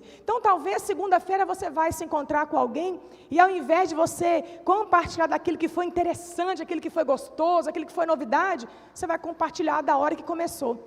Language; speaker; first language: Portuguese; native; Portuguese